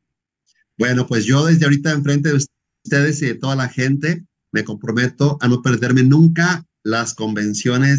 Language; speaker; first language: Spanish; native; Spanish